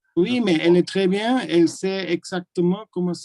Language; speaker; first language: French; non-native, learner; German